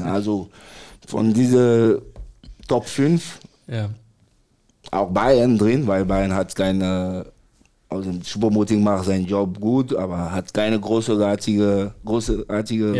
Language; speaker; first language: German; non-native, fluent; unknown